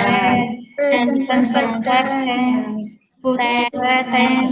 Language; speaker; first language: English; non-native, learner; Indonesian